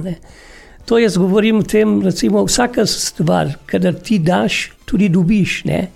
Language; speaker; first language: Slovenian; non-native, fluent; Kurdish